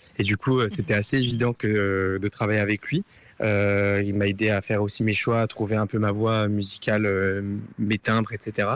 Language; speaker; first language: French; early bilingual, other home language; Turkish